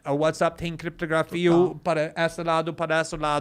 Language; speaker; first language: Portuguese; non-native, fluent; English